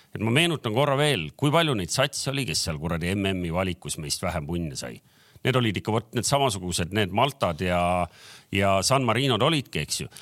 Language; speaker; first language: Estonian; native; Estonian